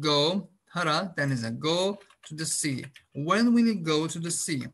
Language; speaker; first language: English; non-native, fluent; Azerbaijani